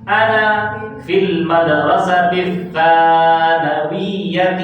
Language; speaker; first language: Arabic; non-native, fluent; Indonesian